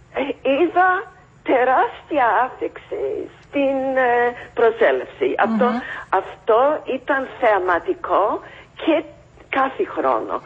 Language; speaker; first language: Greek; non-native, fluent; English